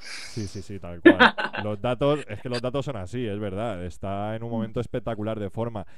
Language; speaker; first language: Spanish; native; Spanish